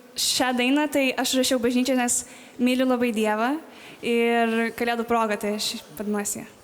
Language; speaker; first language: Lithuanian; non-native, local second language; Polish